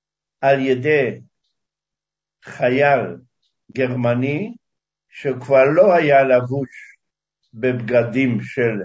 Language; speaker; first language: Hebrew; early bilingual, other home language; Hungarian